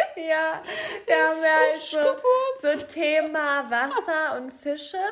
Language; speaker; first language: German; native; German